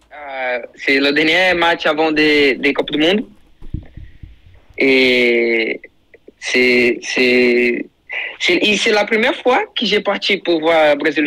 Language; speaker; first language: French; non-native, learner; Portuguese